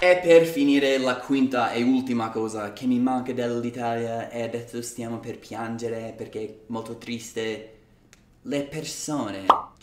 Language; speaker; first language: Italian; non-native, fluent; English